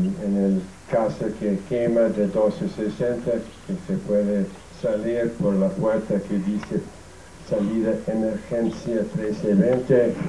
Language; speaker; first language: Spanish; non-native, fluent; English